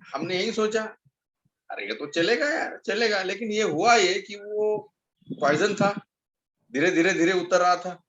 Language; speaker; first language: Hindi; non-native, local second language; Marathi